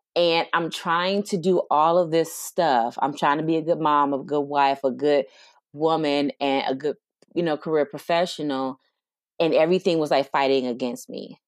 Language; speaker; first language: English; native; English